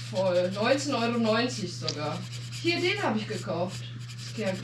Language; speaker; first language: German; native; German